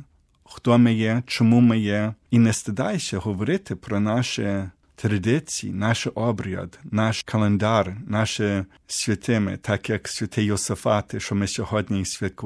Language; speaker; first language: Ukrainian; early bilingual, heritage; Ukrainian